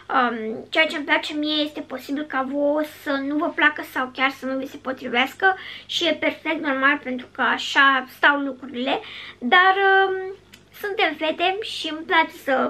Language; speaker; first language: Romanian; native; Romanian